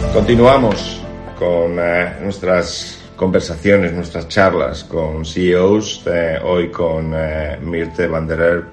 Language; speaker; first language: Spanish; native; Spanish